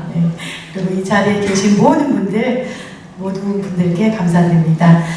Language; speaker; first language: Korean; native; Korean